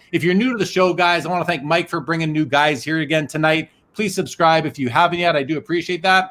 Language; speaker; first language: English; native; English